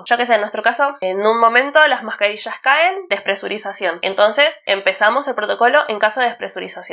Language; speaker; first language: Spanish; native; Spanish